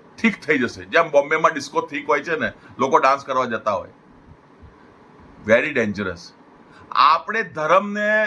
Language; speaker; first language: Gujarati; non-native, local second language; Punjabi